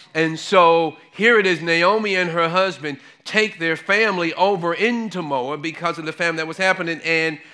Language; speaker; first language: English; native; English